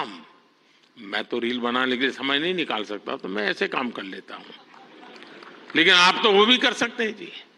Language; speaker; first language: Hindi; non-native, local second language; Gujarati